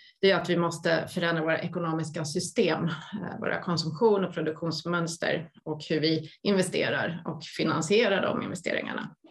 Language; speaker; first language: Swedish; native; Swedish